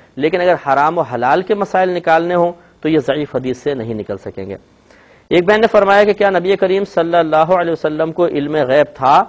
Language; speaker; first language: Urdu; native; Urdu